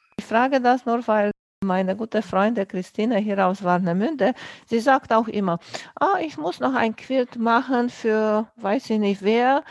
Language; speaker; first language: German; non-native, fluent; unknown